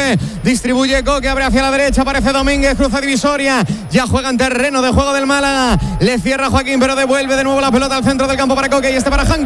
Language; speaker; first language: Spanish; native; Spanish